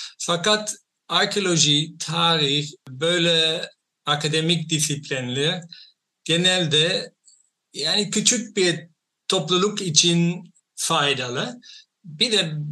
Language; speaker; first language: Turkish; non-native, fluent; Dutch